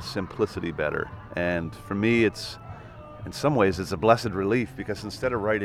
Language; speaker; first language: English; native; English